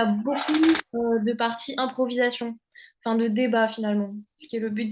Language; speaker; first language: French; native; French